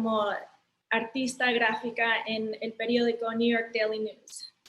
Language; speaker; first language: Spanish; early bilingual, heritage; Spanish